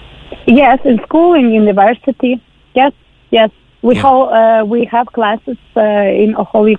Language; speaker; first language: English; non-native, learner; Ukrainian